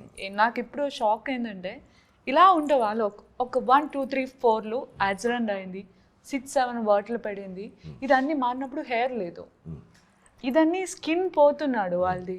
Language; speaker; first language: Telugu; non-native, learner; Malayalam